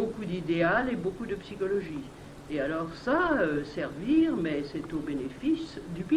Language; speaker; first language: French; native; French